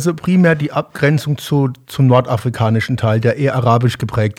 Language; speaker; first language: German; native; German